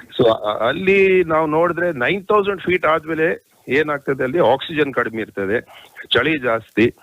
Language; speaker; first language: Kannada; non-native, local second language; Kodava